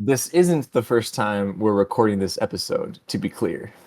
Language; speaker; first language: English; native; English